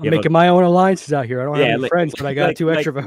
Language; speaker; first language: English; native; English